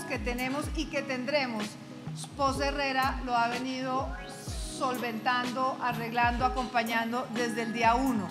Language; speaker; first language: Spanish; native; Spanish